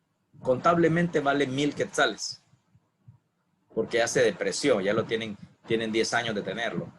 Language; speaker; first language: Spanish; native; Spanish